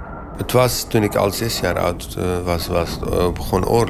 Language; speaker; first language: Dutch; non-native, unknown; Kurdish